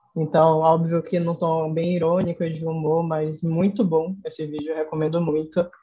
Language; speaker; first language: Portuguese; native; Portuguese